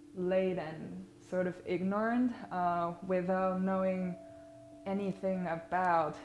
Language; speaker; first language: English; non-native, fluent; Chinese